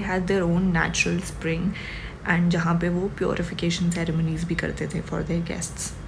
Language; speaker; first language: English; non-native, local second language; Hindi